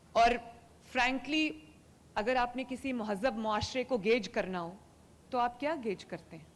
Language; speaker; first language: Urdu; native; Urdu